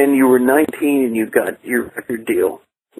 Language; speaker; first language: English; non-native, local second language; Filipino